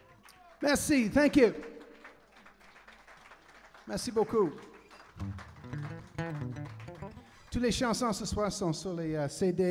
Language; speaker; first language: French; non-native, fluent; English